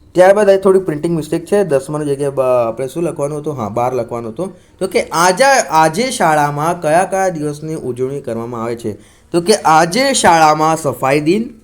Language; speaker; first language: Gujarati; non-native, local second language; Marathi